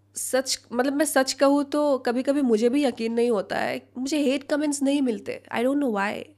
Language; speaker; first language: Hindi; non-native, local second language; Assamese